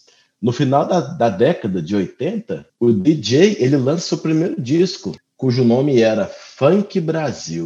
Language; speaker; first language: Portuguese; native; Portuguese